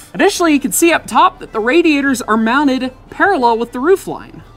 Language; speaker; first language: English; native; English